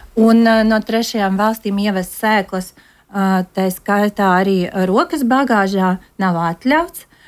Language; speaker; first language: Latvian; non-native, local second language; Russian